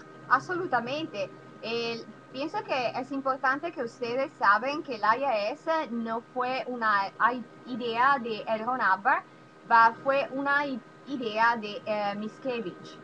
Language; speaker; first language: Spanish; non-native, learner; Italian